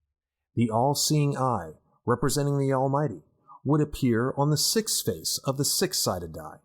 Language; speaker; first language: English; native; English